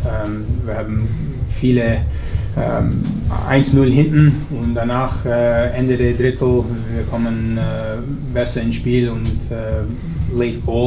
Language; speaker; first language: German; non-native, learner; English